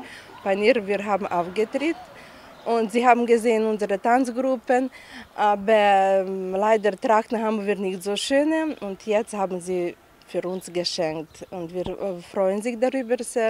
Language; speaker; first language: German; non-native, learner; Ukrainian